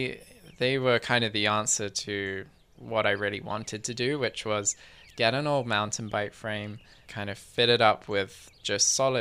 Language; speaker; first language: English; native; English